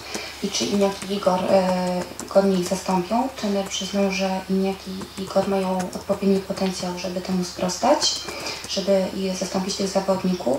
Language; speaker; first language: Polish; native; Polish